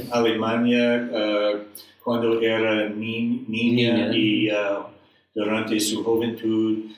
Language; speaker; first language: Spanish; non-native, learner; English